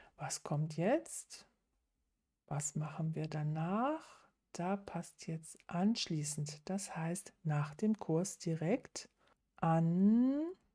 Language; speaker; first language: German; native; German